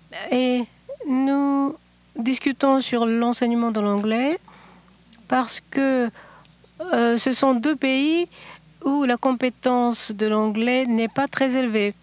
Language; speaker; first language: French; non-native, fluent; Japanese